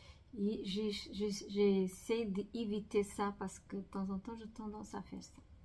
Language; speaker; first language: French; non-native, fluent; Portuguese